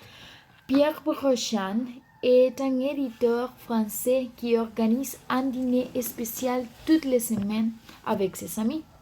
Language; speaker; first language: French; non-native, learner; Spanish